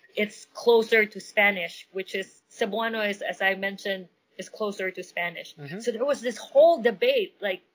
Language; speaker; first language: English; non-native, local second language; Min Nan Chinese